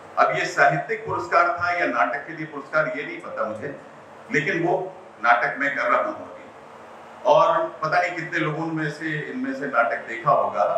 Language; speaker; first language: Hindi; native; Hindi